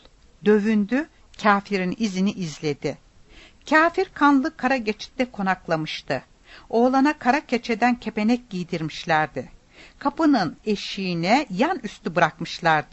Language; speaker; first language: Turkish; native; Turkish